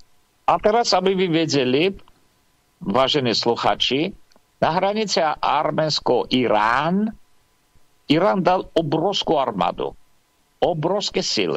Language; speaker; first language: Slovak; non-native, fluent; Armenian